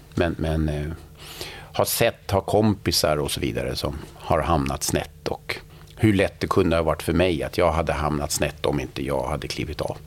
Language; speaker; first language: Swedish; native; Swedish